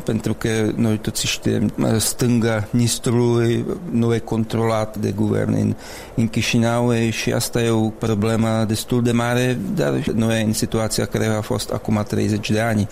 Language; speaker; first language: Romanian; non-native, learner; Czech